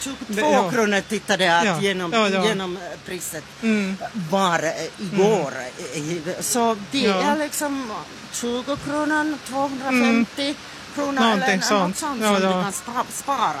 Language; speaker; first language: Swedish; non-native, fluent; Finnish